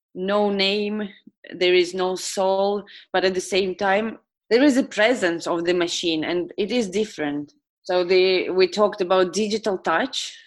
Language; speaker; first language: English; non-native, fluent; Estonian